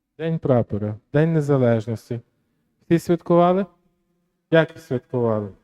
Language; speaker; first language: Ukrainian; native; Ukrainian